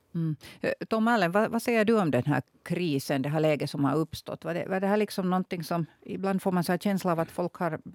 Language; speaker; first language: Swedish; native; Swedish